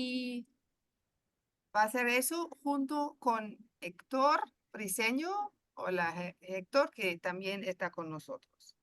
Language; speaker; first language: Spanish; non-native, fluent; German